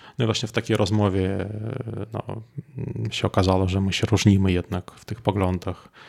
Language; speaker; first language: Polish; non-native, fluent; Russian